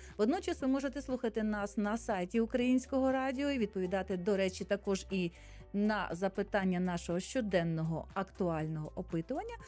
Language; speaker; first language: Ukrainian; native; Ukrainian